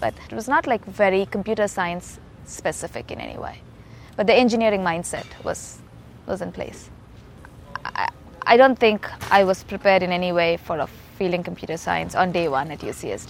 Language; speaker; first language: English; non-native, local second language; Telugu